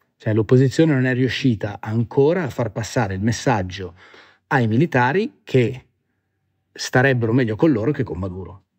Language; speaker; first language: Italian; native; Italian